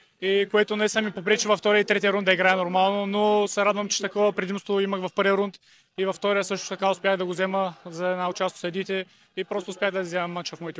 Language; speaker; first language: Bulgarian; native; Bulgarian